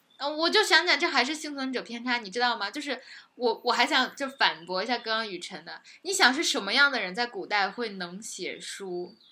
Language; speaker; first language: Chinese; native; Chinese